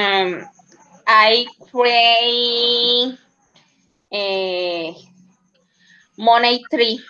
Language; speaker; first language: English; non-native, learner; Spanish